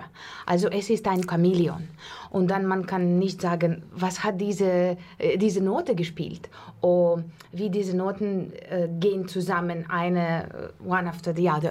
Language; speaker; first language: German; non-native, fluent; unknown